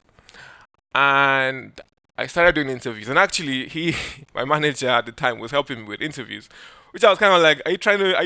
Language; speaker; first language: English; non-native, local second language; Yoruba